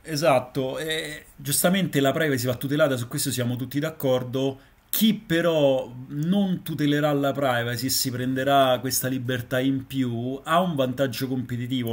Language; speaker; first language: Italian; native; Italian